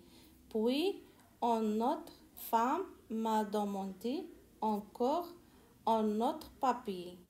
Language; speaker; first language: French; non-native, learner; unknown